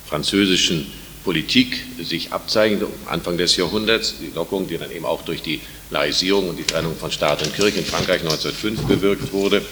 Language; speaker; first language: German; native; German